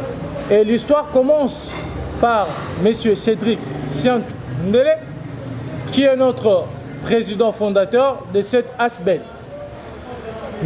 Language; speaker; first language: French; non-native, local second language; Lingala